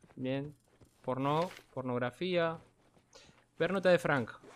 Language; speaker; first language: Spanish; native; Spanish